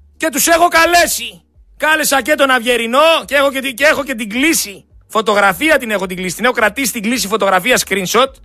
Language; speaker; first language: Greek; native; Greek